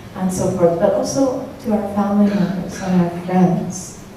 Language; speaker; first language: English; native; English